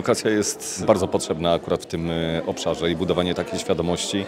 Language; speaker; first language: Polish; native; Polish